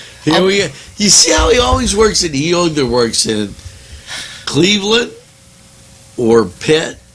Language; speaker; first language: English; native; English